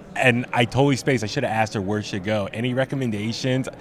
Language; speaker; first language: English; native; English